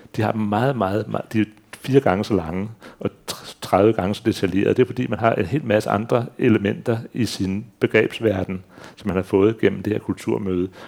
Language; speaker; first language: Danish; native; Danish